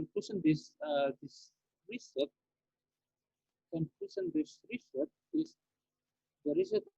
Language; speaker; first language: English; non-native, learner; Indonesian